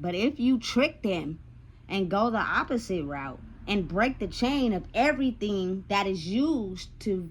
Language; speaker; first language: English; native; English